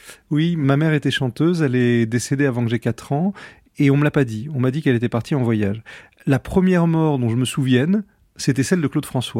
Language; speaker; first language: French; native; French